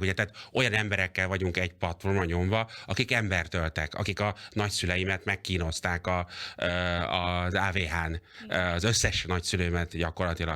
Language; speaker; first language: Hungarian; native; Hungarian